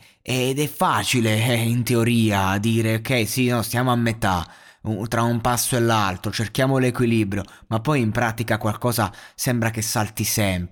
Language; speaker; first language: Italian; native; Italian